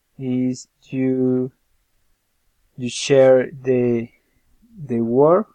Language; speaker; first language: English; non-native, learner; Spanish